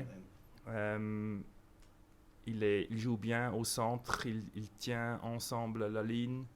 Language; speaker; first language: French; non-native, local second language; German